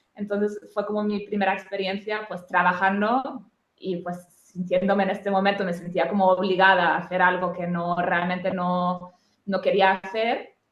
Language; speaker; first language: Spanish; non-native, fluent; German